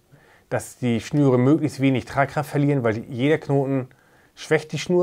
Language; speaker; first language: German; native; German